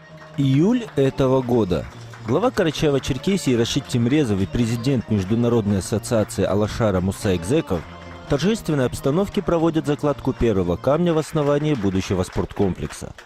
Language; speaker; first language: Russian; native; Russian